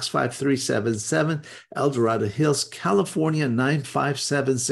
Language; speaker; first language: Spanish; non-native, fluent; English